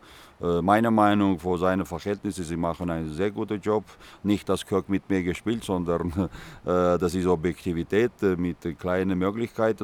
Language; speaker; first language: German; non-native, fluent; Russian